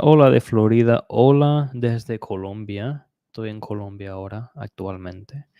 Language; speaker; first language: Spanish; non-native, fluent; English